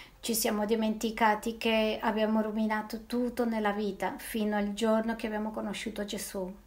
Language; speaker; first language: Italian; non-native, fluent; Spanish